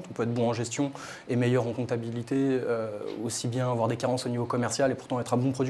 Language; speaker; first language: French; native; French